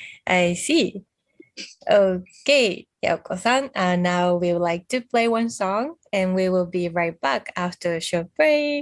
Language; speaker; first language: English; non-native, fluent; Japanese